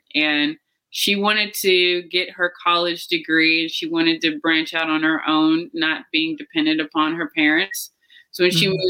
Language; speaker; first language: English; native; English